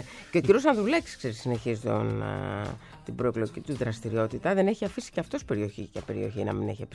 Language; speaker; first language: Greek; native; Greek